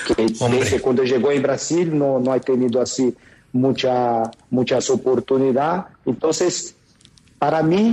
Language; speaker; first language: Spanish; non-native, fluent; Portuguese